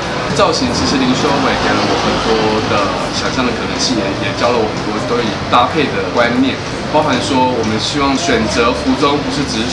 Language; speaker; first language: Chinese; native; Chinese